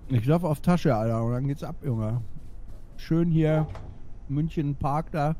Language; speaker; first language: German; native; German